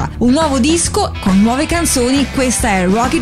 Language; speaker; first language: Italian; native; Italian